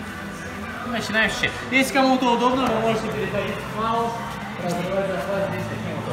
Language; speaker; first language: Russian; native; Russian